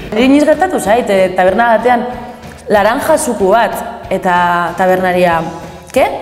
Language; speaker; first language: Basque; non-native, local second language; Spanish